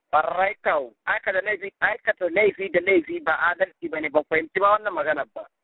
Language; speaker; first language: Hausa; non-native, local second language; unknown